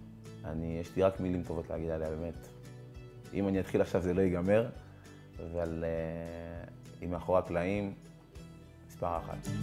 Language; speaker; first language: Hebrew; native; Hebrew